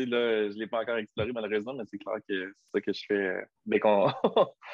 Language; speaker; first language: French; native; French